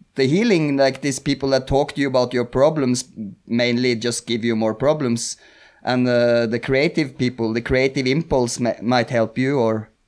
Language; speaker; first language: English; non-native, fluent; Norwegian